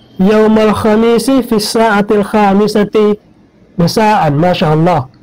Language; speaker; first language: Arabic; non-native, fluent; Maguindanaon